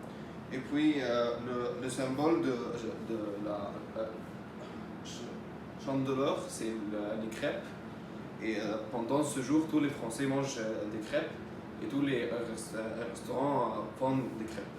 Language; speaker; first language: French; non-native, learner; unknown